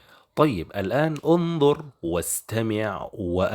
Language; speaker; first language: Arabic; non-native, fluent; Indonesian